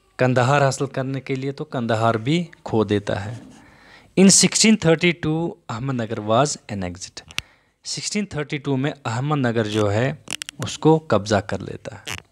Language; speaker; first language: Hindi; native; Hindi